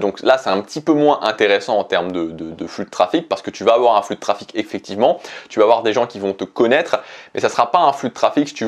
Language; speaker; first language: French; native; French